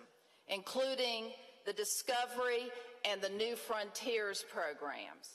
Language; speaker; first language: English; native; English